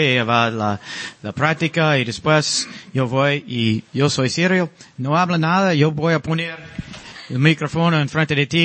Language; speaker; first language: Spanish; non-native, learner; English